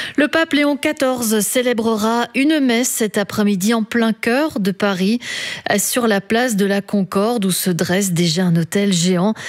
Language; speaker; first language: French; native; French